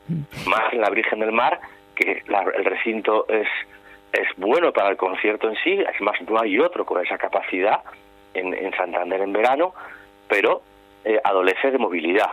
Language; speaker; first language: Spanish; native; Spanish